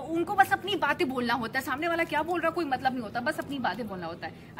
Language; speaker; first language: Hindi; native; Hindi